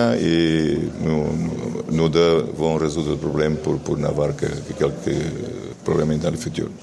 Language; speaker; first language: French; non-native, learner; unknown